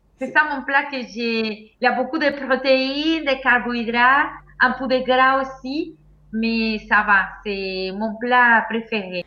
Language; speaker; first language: French; non-native, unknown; Spanish